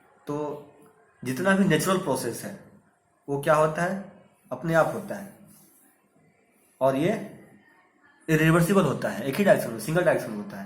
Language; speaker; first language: Hindi; native; Hindi